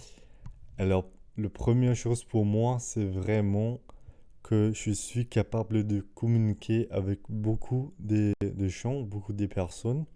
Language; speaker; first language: French; non-native, fluent; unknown